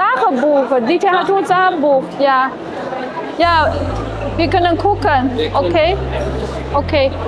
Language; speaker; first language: German; non-native, learner; Chinese